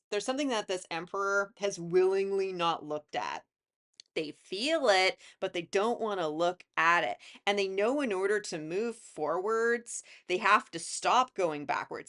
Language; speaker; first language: English; native; English